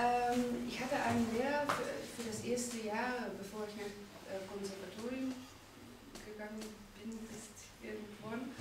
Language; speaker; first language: German; non-native, fluent; Dutch